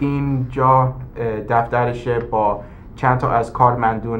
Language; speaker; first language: Persian; early bilingual, heritage; English